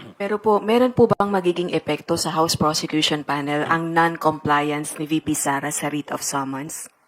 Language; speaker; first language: Filipino; native; Filipino